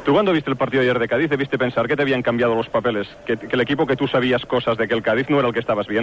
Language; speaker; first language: Spanish; non-native, learner; Dutch